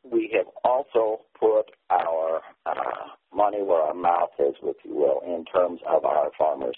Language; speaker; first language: English; native; English